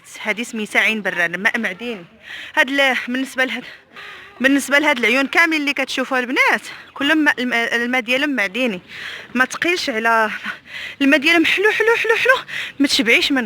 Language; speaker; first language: Arabic; native; Arabic